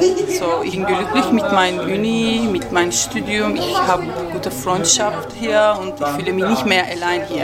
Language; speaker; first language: German; non-native, learner; Turkish